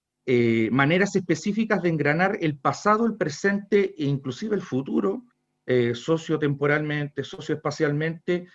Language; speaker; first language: Spanish; native; Spanish